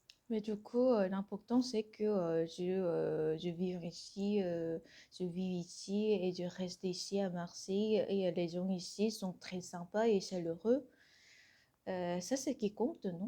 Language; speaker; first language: French; non-native, fluent; Korean